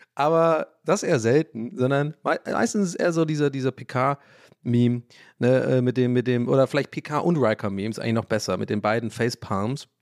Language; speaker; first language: German; early bilingual, other home language; English